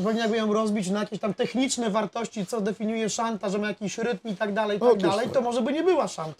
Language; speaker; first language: Polish; native; Polish